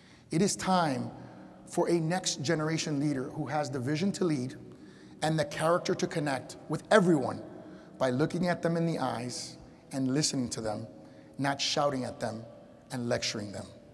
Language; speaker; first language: English; native; English